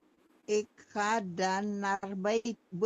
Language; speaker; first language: Dutch; non-native, learner; Indonesian